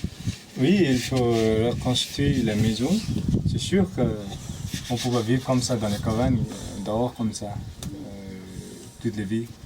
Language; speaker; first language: French; non-native, fluent; Nepali